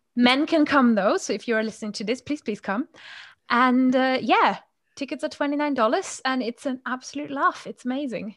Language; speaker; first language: English; non-native, fluent; German